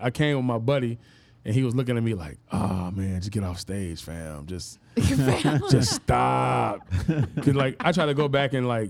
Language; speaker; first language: English; native; English